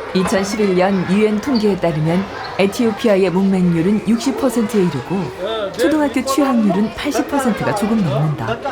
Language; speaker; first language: Korean; native; Korean